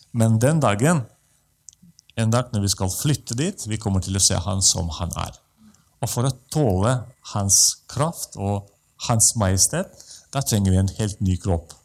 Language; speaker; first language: Norwegian; non-native, fluent; Russian